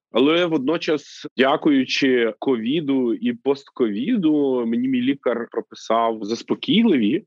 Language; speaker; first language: Ukrainian; native; Ukrainian